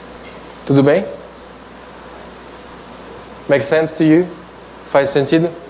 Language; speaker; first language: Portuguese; non-native, fluent; French